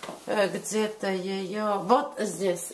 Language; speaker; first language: Russian; non-native, learner; Latvian